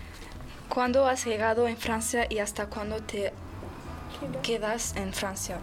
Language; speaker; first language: Spanish; non-native, learner; French